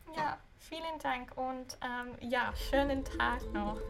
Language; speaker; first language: German; non-native, fluent; English